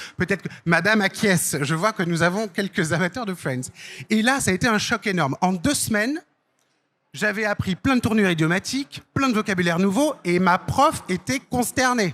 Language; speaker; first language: French; native; French